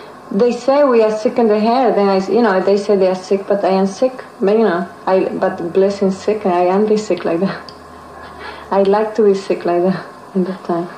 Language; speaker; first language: English; non-native, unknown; Spanish